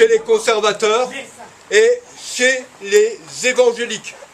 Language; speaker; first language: French; native; French